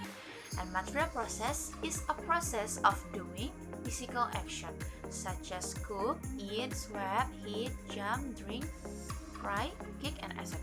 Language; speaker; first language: English; non-native, learner; Indonesian